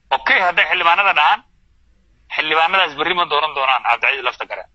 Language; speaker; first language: Somali; non-native, local second language; Maay